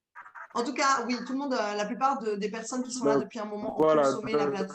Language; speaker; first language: French; native; French